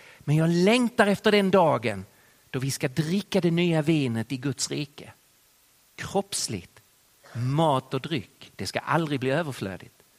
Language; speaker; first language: Swedish; native; Swedish